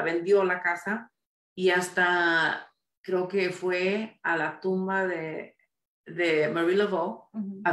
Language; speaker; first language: Spanish; early bilingual, heritage; Spanish